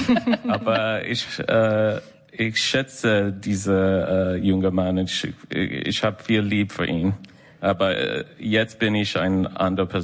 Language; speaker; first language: German; non-native, fluent; English